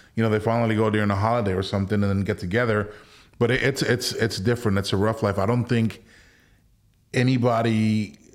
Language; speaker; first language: English; early bilingual, other home language; Spanish